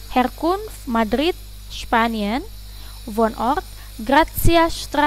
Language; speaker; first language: German; non-native, fluent; Indonesian